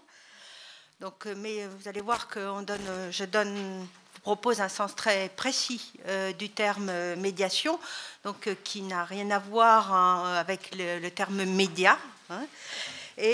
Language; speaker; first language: French; native; French